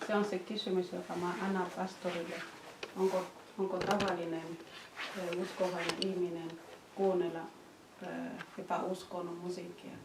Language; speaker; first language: Finnish; non-native, fluent; Swahili